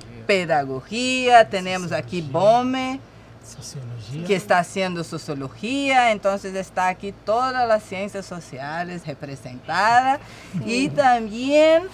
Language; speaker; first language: Spanish; non-native, fluent; Portuguese